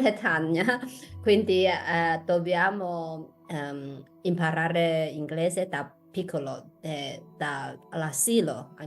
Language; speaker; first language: Italian; non-native, fluent; Chinese